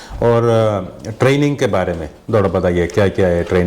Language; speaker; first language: Hindi; non-native, local second language; Malayalam